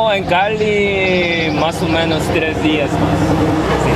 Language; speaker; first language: Spanish; non-native, learner; Korean